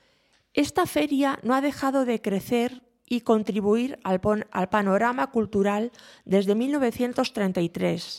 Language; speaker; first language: Spanish; native; Spanish